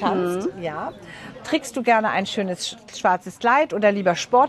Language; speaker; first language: German; native; German